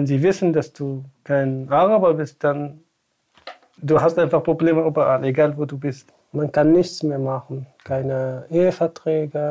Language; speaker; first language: German; non-native, fluent; Tamasheq